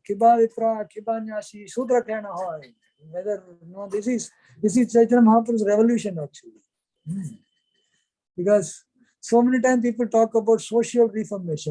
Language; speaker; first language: English; non-native, local second language; Hindi